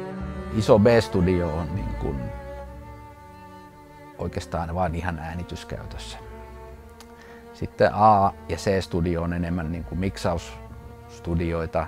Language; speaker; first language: Finnish; native; Finnish